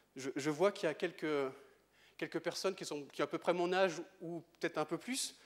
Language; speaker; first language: French; native; French